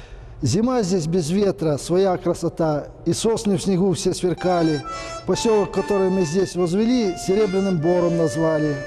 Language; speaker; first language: Russian; non-native, local second language; Ukrainian